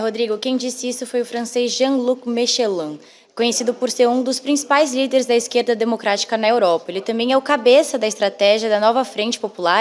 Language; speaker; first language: Portuguese; native; Portuguese